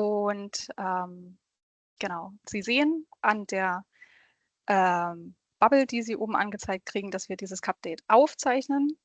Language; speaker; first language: German; native; German